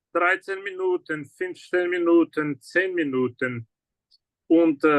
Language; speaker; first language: German; non-native, learner; Portuguese